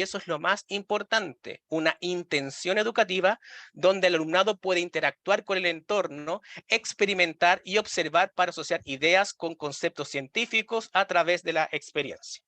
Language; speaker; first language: Spanish; native; Spanish